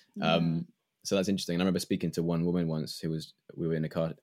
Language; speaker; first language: English; native; English